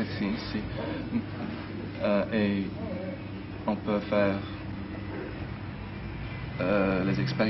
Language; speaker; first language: French; non-native, learner; English